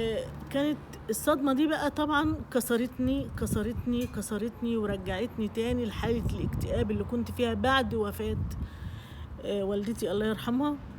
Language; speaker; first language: Arabic; native; Arabic